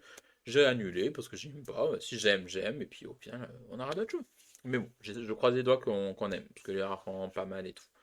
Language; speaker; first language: French; native; French